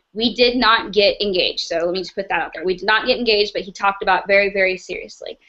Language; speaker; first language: English; native; English